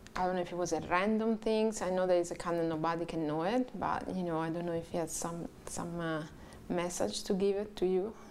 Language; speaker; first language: English; non-native, learner; Italian